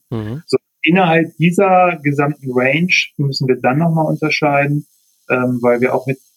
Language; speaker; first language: German; native; German